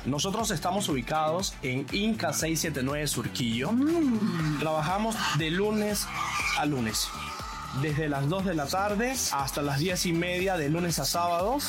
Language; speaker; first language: Spanish; native; Spanish